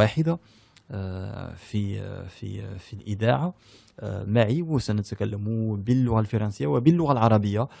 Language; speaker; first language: Arabic; early bilingual, heritage; French